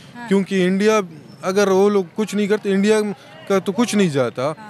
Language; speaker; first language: Urdu; native; Urdu